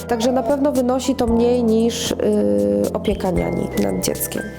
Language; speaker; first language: Polish; native; Polish